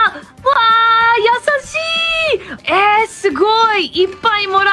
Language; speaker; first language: Japanese; non-native, learner; English